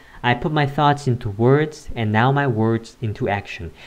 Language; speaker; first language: English; non-native, fluent; Korean